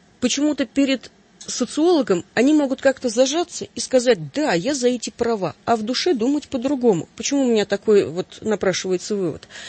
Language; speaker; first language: Russian; native; Russian